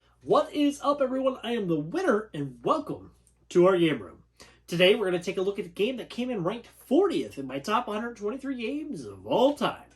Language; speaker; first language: English; native; English